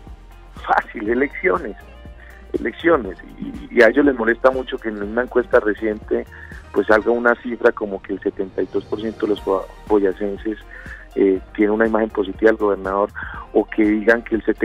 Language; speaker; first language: Spanish; native; Spanish